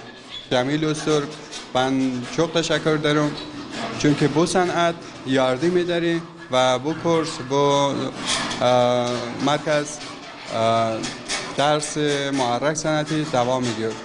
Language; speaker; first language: Turkish; non-native, learner; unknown